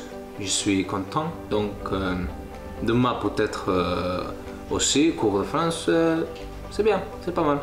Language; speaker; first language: French; non-native, learner; Croatian